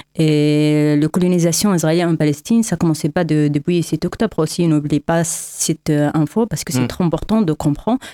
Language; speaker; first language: French; non-native, learner; Arabic